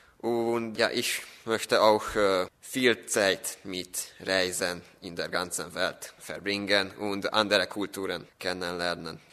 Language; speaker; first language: German; non-native, fluent; Hungarian